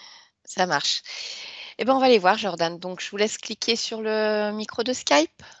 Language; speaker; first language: French; native; French